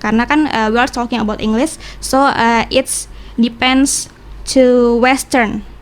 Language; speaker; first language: English; non-native, learner; Indonesian